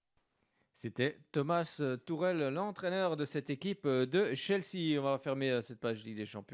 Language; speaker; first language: French; native; French